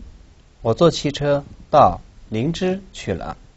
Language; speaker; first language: Chinese; non-native, local second language; Tibetan